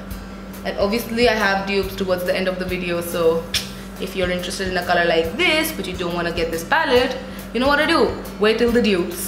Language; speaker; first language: English; non-native, local second language; Hindi